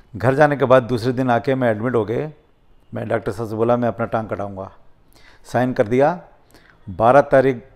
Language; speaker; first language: Hindi; native; Hindi